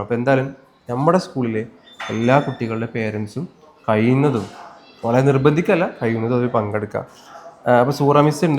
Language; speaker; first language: Malayalam; native; Malayalam